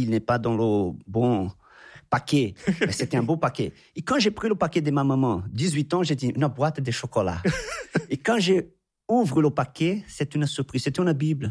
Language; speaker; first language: French; non-native, fluent; Portuguese